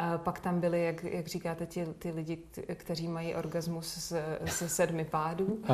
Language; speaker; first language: Czech; native; Czech